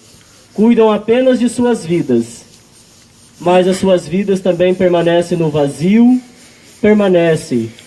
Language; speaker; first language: Portuguese; native; Portuguese